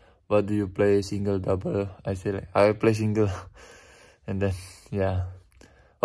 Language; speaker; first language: English; non-native, learner; Indonesian